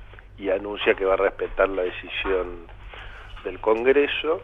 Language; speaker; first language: Spanish; native; Spanish